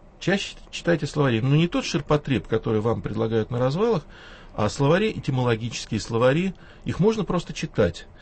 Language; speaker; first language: Russian; native; Russian